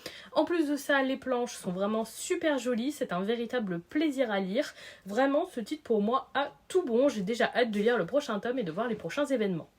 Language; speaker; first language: French; native; French